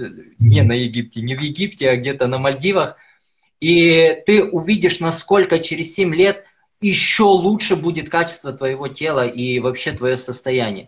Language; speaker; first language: Russian; native; Russian